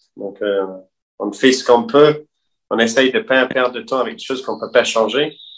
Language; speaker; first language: French; non-native, fluent; English